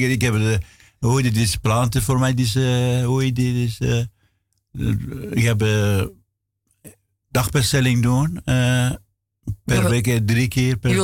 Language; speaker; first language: Dutch; non-native, learner; Persian